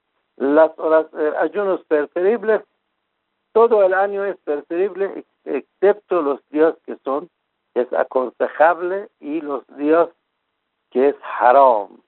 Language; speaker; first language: Spanish; non-native, fluent; Persian